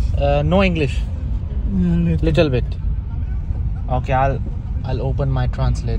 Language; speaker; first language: English; non-native, fluent; Urdu